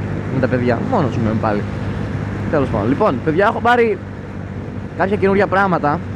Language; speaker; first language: Greek; native; Greek